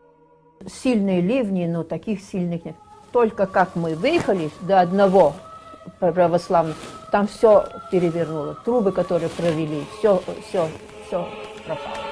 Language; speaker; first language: Russian; native; Russian